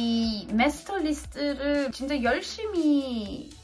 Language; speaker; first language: Korean; non-native, fluent; English